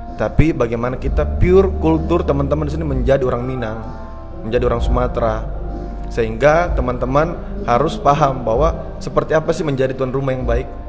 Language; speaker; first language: Indonesian; native; Indonesian